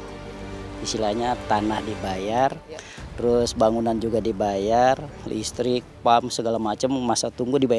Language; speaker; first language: Indonesian; native; Indonesian